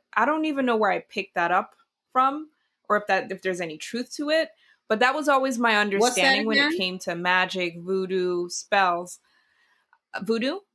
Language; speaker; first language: English; early bilingual, other home language; Dutch